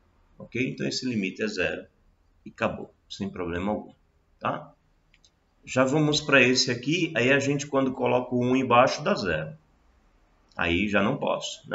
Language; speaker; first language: Portuguese; native; Portuguese